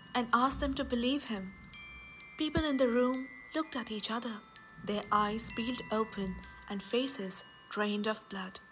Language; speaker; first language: English; non-native, local second language; Hindi